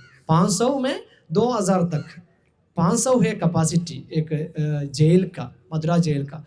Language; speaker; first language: Hindi; non-native, local second language; Malayalam